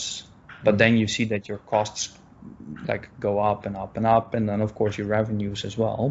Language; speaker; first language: English; non-native, fluent; Dutch